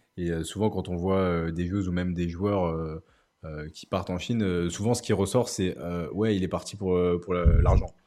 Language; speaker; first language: French; native; French